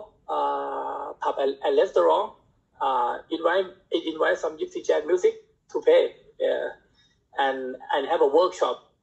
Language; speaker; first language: English; non-native, learner; Thai